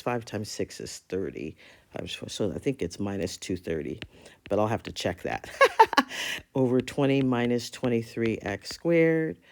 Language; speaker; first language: English; native; English